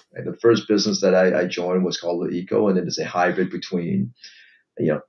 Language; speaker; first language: English; native; English